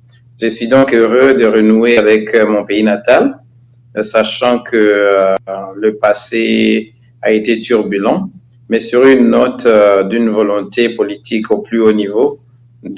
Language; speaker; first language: French; non-native, local second language; Kinyarwanda